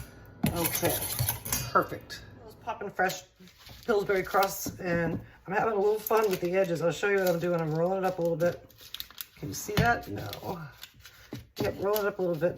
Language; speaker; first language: English; native; English